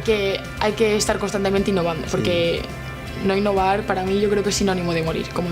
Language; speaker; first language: Spanish; native; Spanish